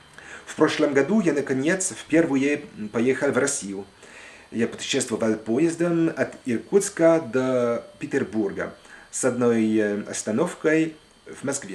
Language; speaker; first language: Russian; non-native, fluent; French